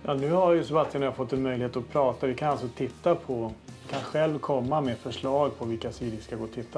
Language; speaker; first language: Swedish; native; Swedish